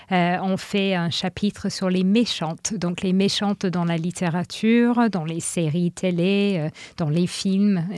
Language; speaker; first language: French; non-native, fluent; English